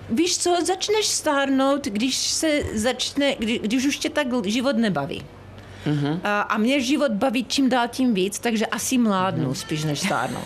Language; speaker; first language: Czech; early bilingual, heritage; Czech